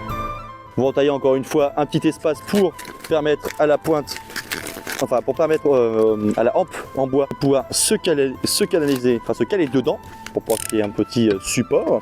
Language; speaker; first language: French; native; French